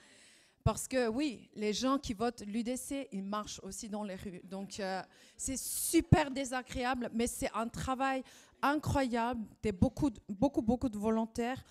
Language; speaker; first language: French; non-native, fluent; German